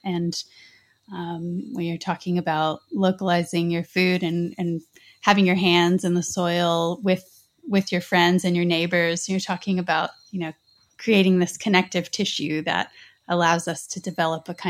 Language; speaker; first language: English; native; English